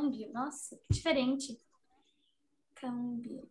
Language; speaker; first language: Portuguese; native; Portuguese